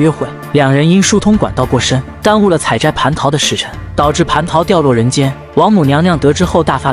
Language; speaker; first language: Chinese; native; Chinese